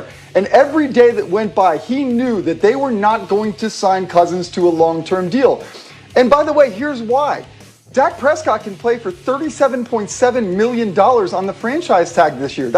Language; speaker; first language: English; native; English